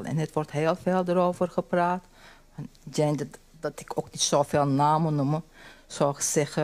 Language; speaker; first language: Dutch; non-native, learner; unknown